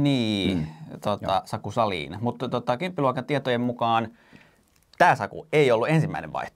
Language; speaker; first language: Finnish; native; Finnish